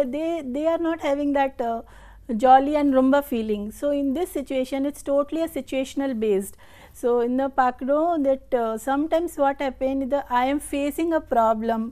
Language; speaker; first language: Tamil; non-native, learner; Hindi